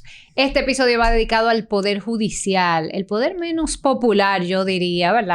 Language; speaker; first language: Spanish; native; Spanish